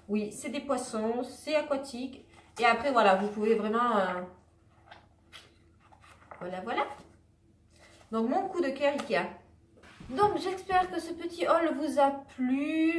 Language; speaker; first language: French; native; French